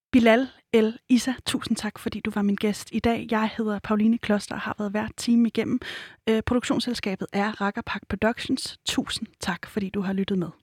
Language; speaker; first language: Danish; native; Danish